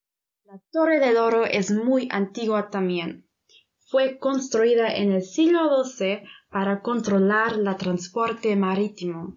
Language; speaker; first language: Spanish; non-native, learner; German